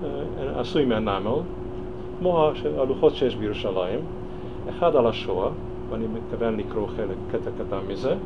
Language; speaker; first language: Hebrew; non-native, fluent; Hungarian